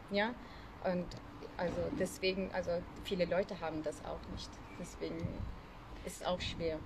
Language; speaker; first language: German; non-native, learner; Turkish